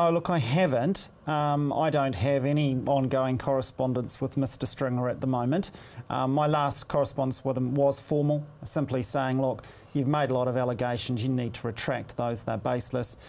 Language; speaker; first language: English; native; English